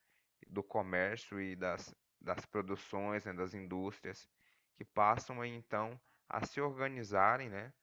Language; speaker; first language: Portuguese; native; Portuguese